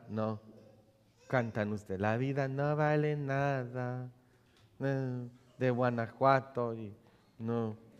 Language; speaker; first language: Spanish; non-native, fluent; Polish